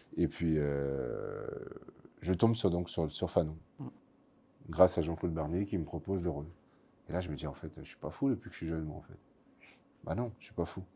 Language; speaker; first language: French; native; French